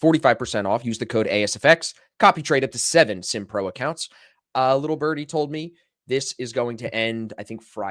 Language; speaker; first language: English; native; English